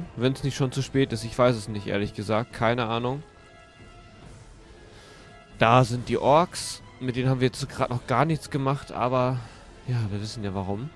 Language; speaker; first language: German; native; German